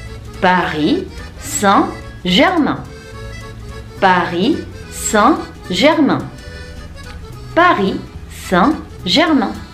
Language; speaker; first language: French; non-native, learner; Indonesian